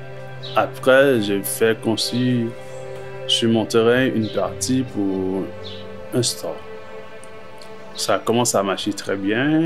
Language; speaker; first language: French; non-native, local second language; Haitian Creole